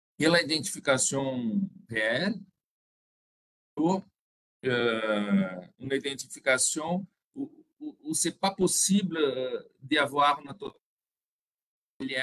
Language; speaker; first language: French; non-native, fluent; Portuguese